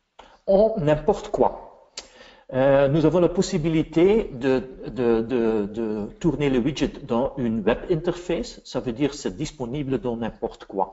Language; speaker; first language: French; non-native, fluent; Dutch